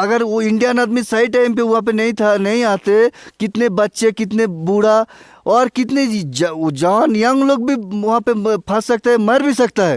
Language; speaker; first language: Hindi; non-native, local second language; Bangla